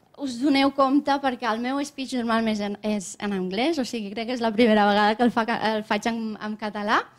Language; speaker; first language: Catalan; non-native, fluent; Romanian